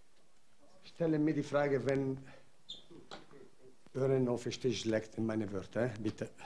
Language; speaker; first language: German; non-native, learner; Italian